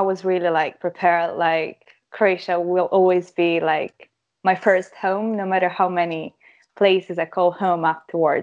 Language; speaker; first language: English; non-native, fluent; Croatian